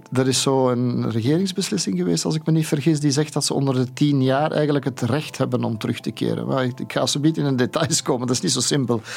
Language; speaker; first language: Dutch; native; Dutch